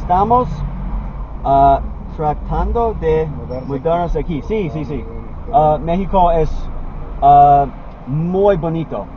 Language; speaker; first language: Spanish; non-native, learner; English